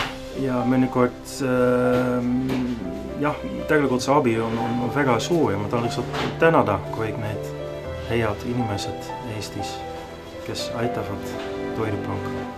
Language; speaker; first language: Estonian; non-native, learner; Dutch